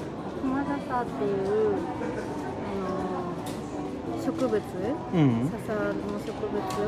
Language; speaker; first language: Japanese; native; Japanese